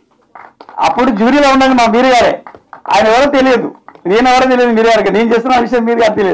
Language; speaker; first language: Telugu; native; Telugu